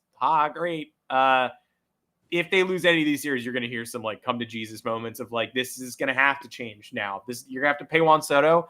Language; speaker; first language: English; native; English